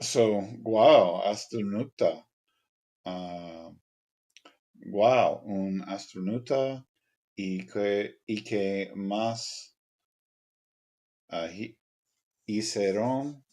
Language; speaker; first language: Spanish; non-native, learner; English